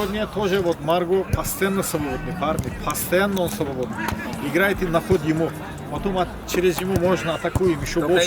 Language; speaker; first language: Russian; non-native, learner; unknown